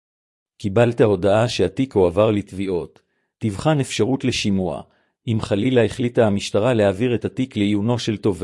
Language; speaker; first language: Hebrew; native; Hebrew